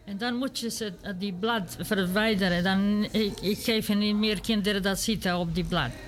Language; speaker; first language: Dutch; non-native, learner; Serbian